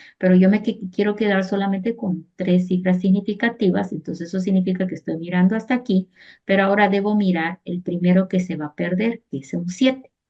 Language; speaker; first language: Spanish; native; Spanish